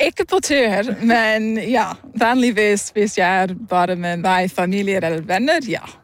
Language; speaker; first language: Norwegian; non-native, fluent; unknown